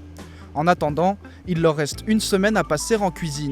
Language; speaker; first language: French; native; French